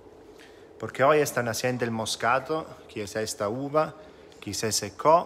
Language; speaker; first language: Spanish; non-native, fluent; Italian